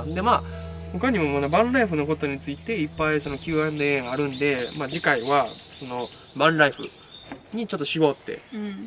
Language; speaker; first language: Japanese; native; Japanese